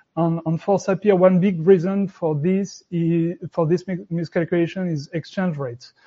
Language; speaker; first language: English; non-native, fluent; French